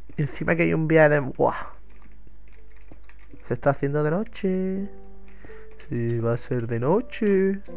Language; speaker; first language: Spanish; native; Spanish